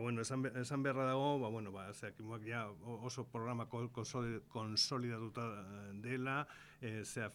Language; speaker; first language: Basque; non-native, local second language; Spanish